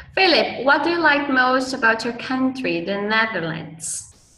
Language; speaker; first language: English; non-native, fluent; Portuguese